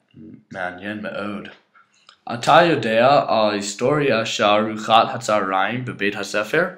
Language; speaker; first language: Hebrew; non-native, learner; English